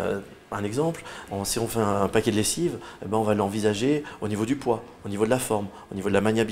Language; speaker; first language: French; native; French